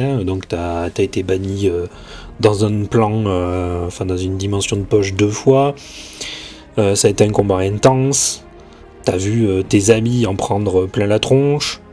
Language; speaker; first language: French; native; French